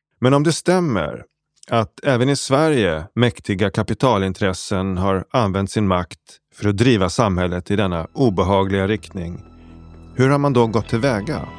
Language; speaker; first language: Swedish; native; Swedish